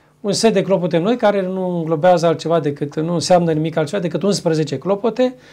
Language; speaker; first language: Romanian; native; Romanian